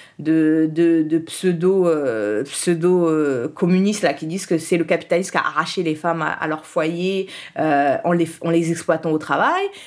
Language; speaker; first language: French; early bilingual, other home language; Haitian Creole